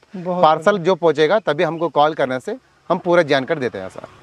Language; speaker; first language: Hindi; non-native, local second language; Kannada